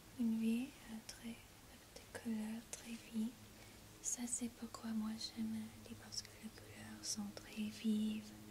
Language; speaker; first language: French; non-native, learner; English